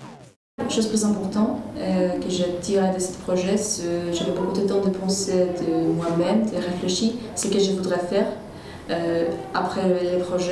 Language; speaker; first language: French; non-native, fluent; Polish